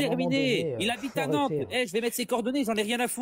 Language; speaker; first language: French; native; French